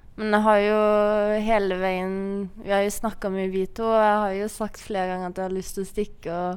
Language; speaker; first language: Norwegian; native; Norwegian